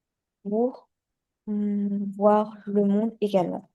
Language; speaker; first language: French; non-native, learner; Chinese